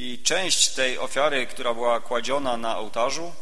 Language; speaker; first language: Polish; native; Polish